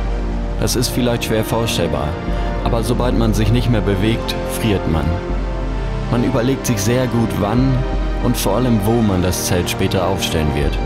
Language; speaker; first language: German; native; German